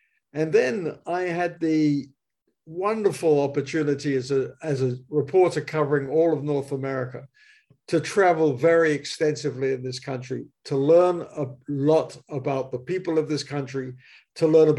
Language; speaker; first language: English; native; English